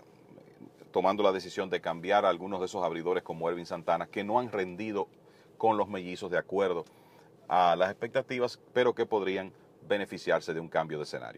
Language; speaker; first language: Spanish; native; Spanish